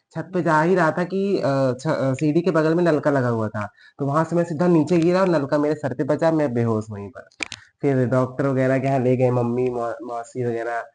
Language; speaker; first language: Hindi; native; Hindi